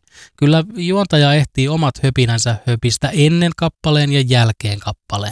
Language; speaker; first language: Finnish; native; Finnish